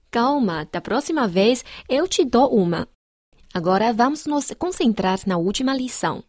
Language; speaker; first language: Portuguese; non-native, fluent; Chinese